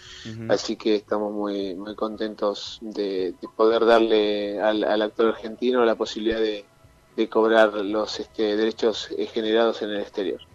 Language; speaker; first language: Spanish; native; Spanish